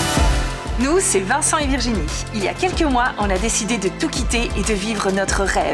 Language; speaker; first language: French; native; French